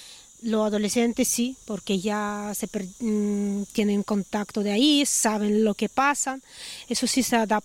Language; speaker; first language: Spanish; non-native, fluent; Ukrainian